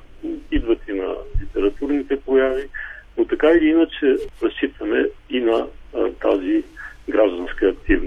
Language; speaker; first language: Bulgarian; native; Bulgarian